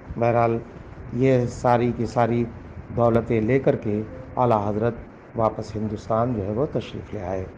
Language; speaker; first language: Urdu; native; Urdu